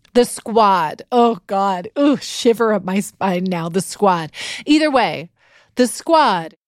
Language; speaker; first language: English; native; English